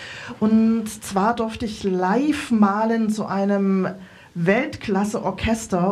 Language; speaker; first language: German; native; German